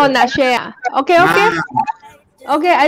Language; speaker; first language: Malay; non-native, local second language; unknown